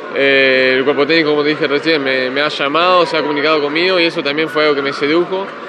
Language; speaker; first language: Spanish; early bilingual, heritage; Spanish